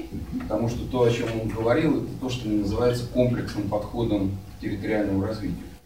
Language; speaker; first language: Russian; native; Russian